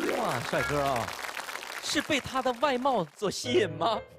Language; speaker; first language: Chinese; native; Chinese